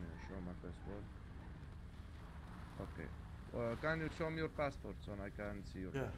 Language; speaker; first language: English; non-native, learner; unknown